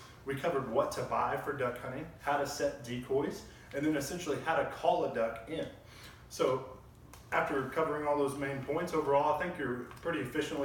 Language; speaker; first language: English; native; English